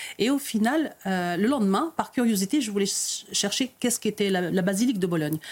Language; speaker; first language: French; early bilingual, other home language; Arabic